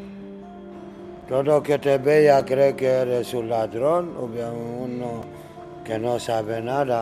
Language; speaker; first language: Spanish; non-native, learner; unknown